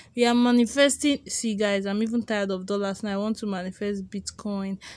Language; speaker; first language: English; non-native, local second language; Igbo